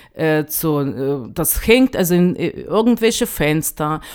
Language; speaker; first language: German; non-native, fluent; Ukrainian